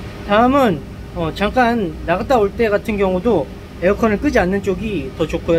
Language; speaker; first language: Korean; native; Korean